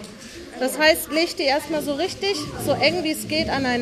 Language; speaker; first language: German; native; German